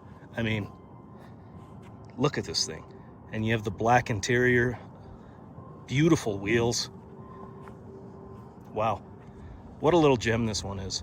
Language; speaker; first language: English; native; English